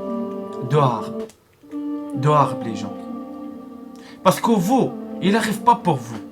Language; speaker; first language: French; non-native, learner; Arabic